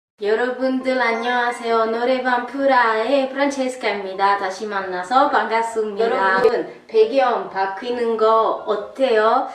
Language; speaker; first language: Korean; non-native, learner; Italian